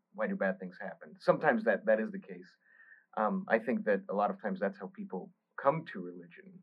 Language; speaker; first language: English; early bilingual, other home language; Bulgarian